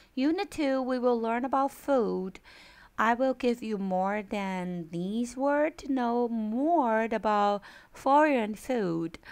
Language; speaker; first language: English; non-native, fluent; Chinese